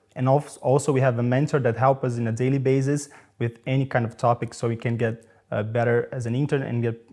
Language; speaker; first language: English; non-native, fluent; Portuguese